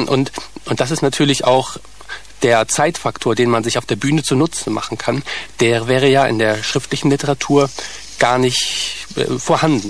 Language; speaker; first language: German; native; German